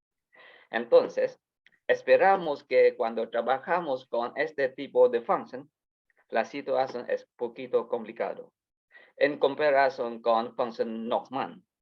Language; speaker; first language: Spanish; non-native, learner; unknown